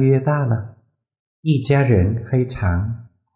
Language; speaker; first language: Chinese; non-native, learner; Vietnamese